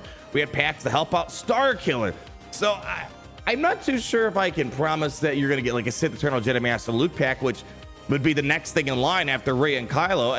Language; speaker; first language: English; native; English